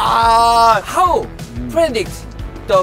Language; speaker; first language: English; non-native, learner; Korean